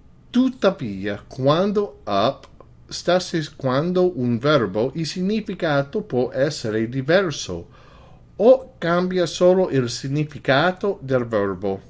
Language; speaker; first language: Italian; non-native, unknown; English